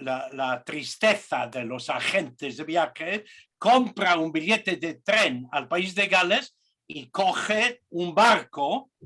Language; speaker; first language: Spanish; non-native, fluent; English